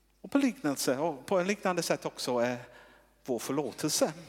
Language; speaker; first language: Swedish; non-native, fluent; English